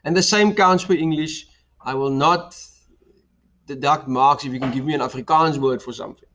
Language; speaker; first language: English; non-native, local second language; Afrikaans